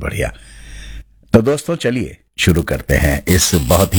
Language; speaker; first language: Hindi; native; Hindi